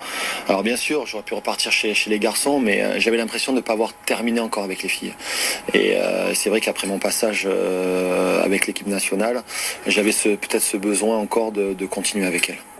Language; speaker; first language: French; native; French